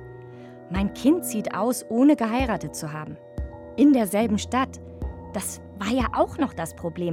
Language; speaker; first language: German; early bilingual, other home language; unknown